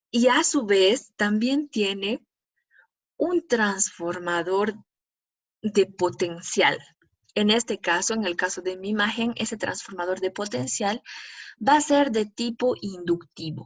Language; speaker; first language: Spanish; native; Spanish